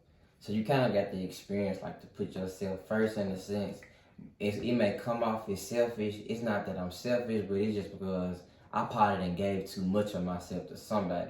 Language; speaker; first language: English; native; English